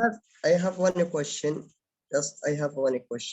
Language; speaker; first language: English; non-native, learner; Arabic